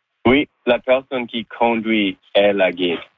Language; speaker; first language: French; non-native, local second language; English